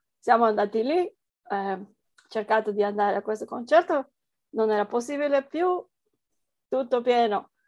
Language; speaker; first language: Italian; non-native, fluent; Spanish